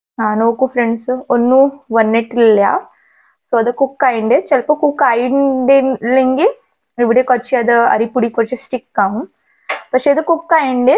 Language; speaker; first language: Malayalam; non-native, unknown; Hindi